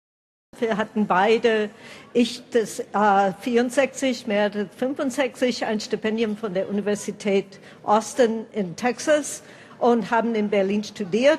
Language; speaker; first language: German; non-native, fluent; English